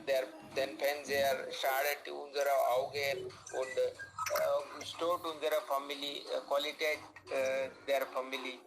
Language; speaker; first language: German; non-native, learner; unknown